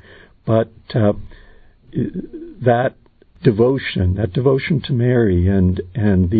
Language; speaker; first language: English; native; English